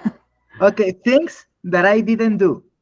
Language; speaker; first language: English; non-native, fluent; Spanish